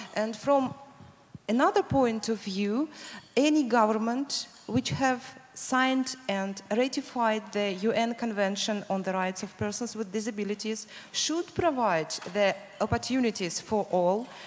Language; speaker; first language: English; non-native, fluent; Russian